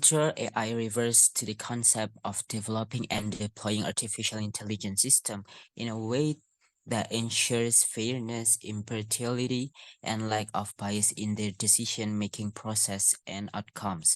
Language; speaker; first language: English; non-native, learner; Indonesian